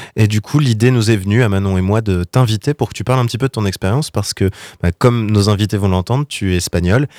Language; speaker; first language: French; native; French